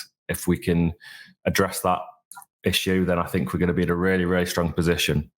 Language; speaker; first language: English; native; English